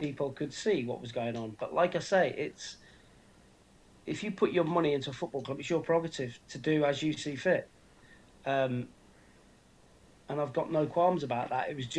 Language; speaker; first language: English; native; English